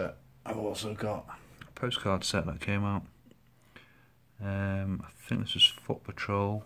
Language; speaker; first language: English; native; English